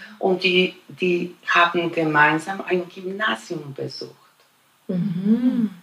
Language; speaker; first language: German; non-native, fluent; Polish